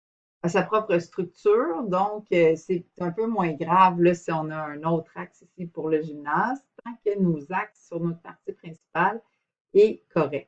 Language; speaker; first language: French; native; French